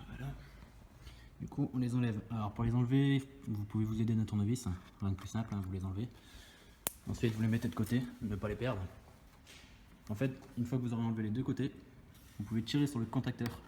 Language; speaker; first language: French; native; French